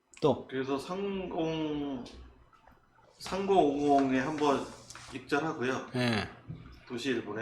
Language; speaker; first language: Korean; native; Korean